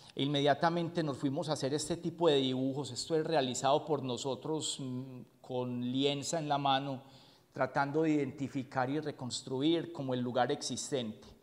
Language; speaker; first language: Spanish; native; Spanish